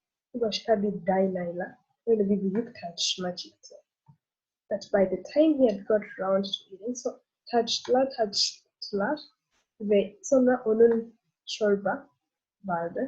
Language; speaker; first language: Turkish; non-native, learner; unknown